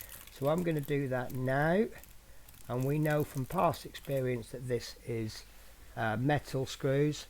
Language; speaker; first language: English; native; English